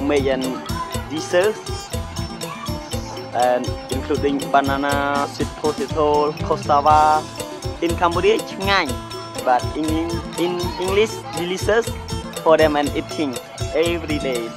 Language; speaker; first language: English; non-native, learner; Khmer